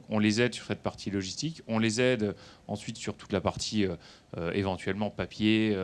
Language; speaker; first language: French; native; French